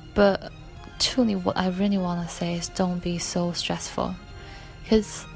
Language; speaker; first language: English; non-native, fluent; Chinese